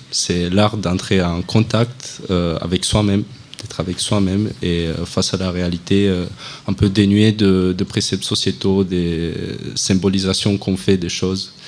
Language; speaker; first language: French; non-native, fluent; Romanian